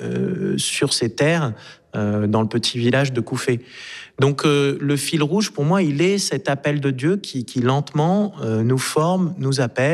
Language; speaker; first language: French; native; French